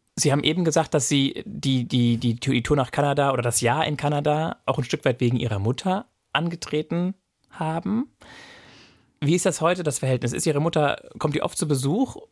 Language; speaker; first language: German; native; German